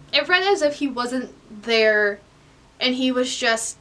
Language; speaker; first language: English; native; English